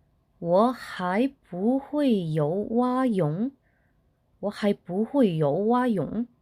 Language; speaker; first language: Chinese; non-native, fluent; Korean